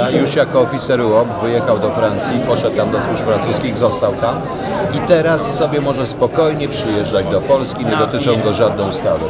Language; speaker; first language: Polish; native; Polish